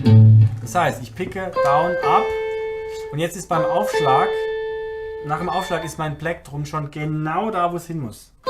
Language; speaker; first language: German; native; German